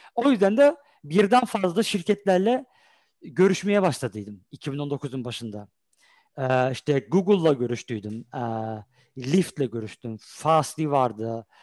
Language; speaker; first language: Turkish; early bilingual, heritage; Turkish